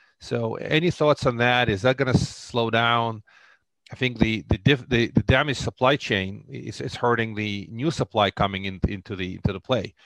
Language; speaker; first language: English; non-native, fluent; Russian